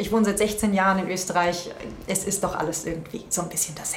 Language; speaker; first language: German; native; German